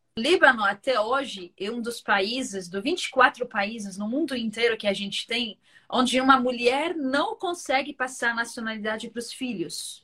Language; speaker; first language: Portuguese; non-native, fluent; Arabic